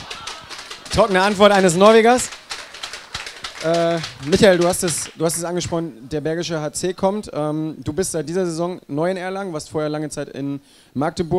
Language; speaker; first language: German; native; German